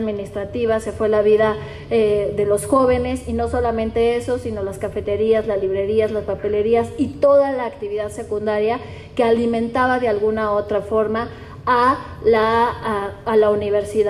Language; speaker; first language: Spanish; native; Spanish